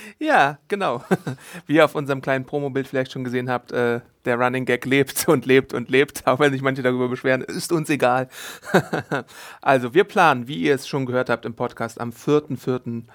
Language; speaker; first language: German; native; German